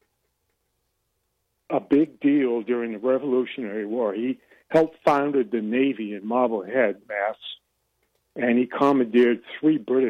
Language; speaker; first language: English; native; English